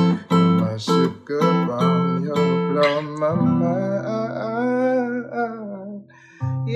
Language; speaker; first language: English; non-native, local second language; Yoruba